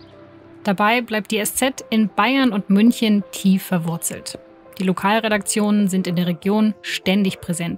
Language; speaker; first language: German; native; German